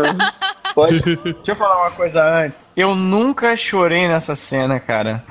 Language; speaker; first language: Portuguese; native; Portuguese